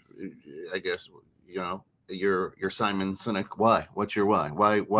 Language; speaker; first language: English; native; English